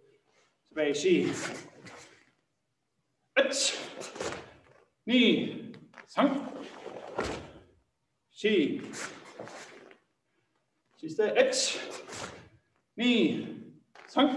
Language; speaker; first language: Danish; native; Danish